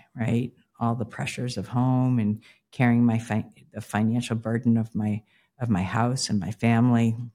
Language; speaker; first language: English; native; English